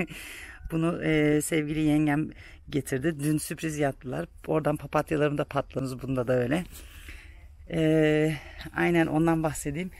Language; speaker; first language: Turkish; early bilingual, heritage; Turkish